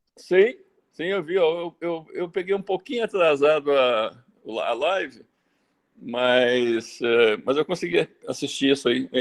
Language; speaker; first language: Portuguese; early bilingual, other home language; German